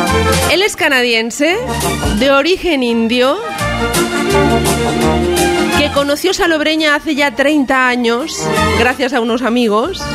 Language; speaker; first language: Spanish; native; Spanish